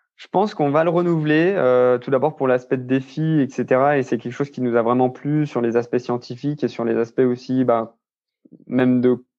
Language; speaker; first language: French; native; French